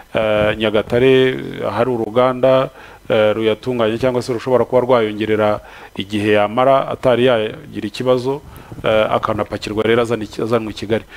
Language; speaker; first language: Kinyarwanda; native; Kinyarwanda